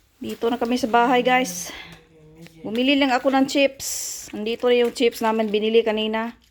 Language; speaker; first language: Filipino; non-native, local second language; Cebuano